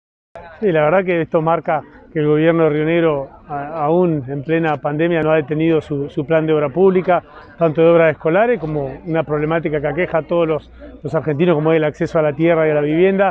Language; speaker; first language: Spanish; native; Spanish